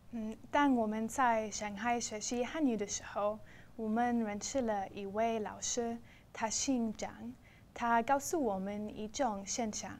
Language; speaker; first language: Chinese; non-native, learner; English